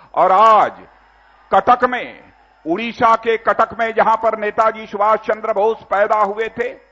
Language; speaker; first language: Hindi; native; Hindi